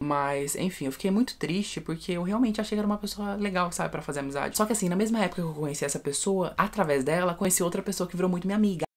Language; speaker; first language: Portuguese; early bilingual, heritage; Portuguese